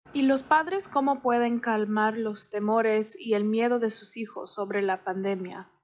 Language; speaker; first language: Spanish; early bilingual, heritage; Spanish